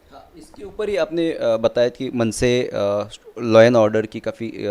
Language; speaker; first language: Hindi; non-native, local second language; Marathi